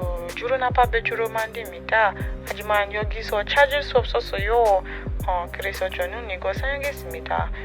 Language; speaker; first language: Korean; non-native, learner; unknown